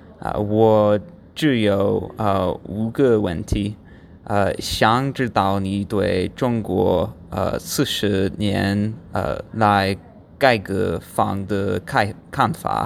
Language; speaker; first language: Chinese; non-native, learner; English